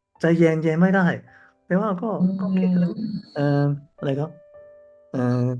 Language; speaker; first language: Thai; non-native, learner; Cantonese